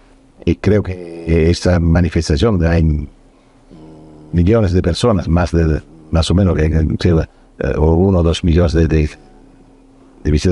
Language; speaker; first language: Spanish; non-native, fluent; Italian